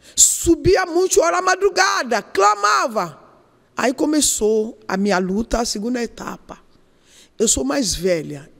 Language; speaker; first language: Portuguese; non-native, learner; Yoruba